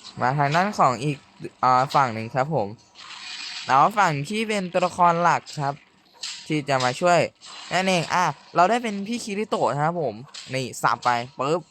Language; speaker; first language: Thai; native; Thai